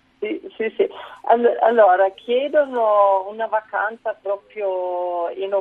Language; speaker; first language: Italian; non-native, fluent; German